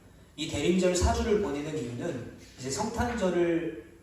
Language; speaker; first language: Korean; native; Korean